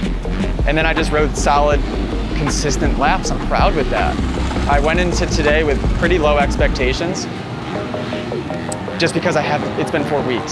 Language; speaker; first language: English; native; English